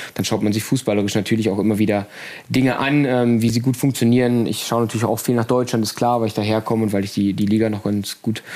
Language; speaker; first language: German; native; German